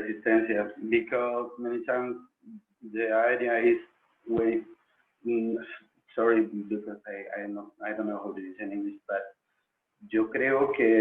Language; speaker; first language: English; non-native, learner; Spanish